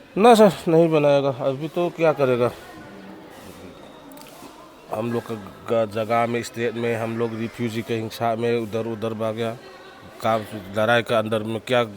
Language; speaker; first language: Hindi; non-native, local second language; Manipuri